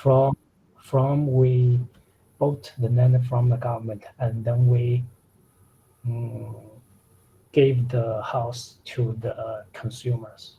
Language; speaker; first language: English; non-native, learner; Chinese